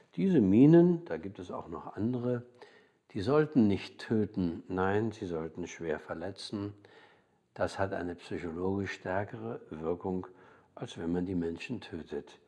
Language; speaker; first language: German; native; German